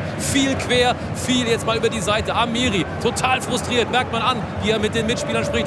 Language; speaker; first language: German; native; German